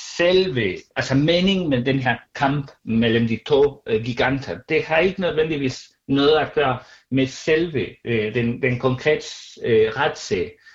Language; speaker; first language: Danish; non-native, fluent; Spanish